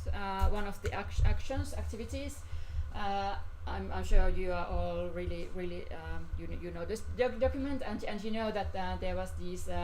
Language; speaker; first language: English; non-native, fluent; Finnish